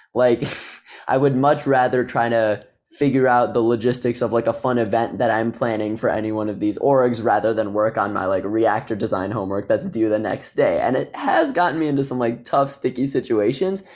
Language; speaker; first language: English; native; English